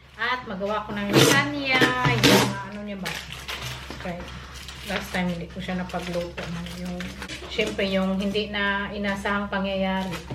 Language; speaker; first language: Filipino; non-native, local second language; Cebuano